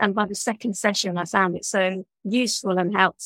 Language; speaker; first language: English; native; English